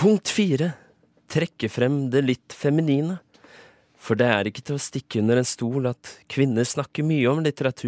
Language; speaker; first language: Norwegian; native; Norwegian